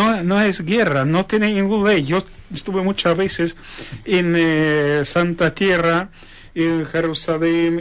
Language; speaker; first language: Spanish; non-native, learner; Ukrainian